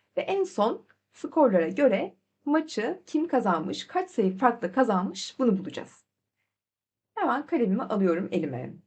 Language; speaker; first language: Turkish; native; Turkish